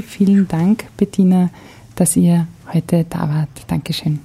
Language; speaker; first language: German; native; German